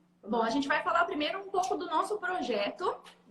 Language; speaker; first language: Portuguese; native; Portuguese